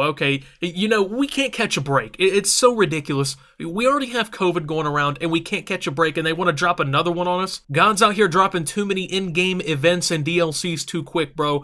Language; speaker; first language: English; native; English